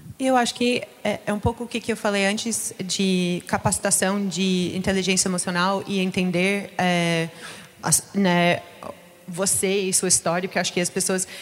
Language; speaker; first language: Portuguese; non-native, fluent; English